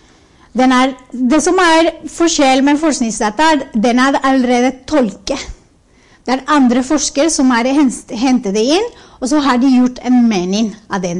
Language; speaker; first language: Norwegian; non-native, fluent; Spanish